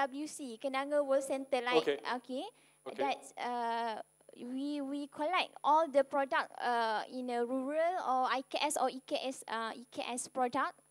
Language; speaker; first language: English; non-native, local second language; Malay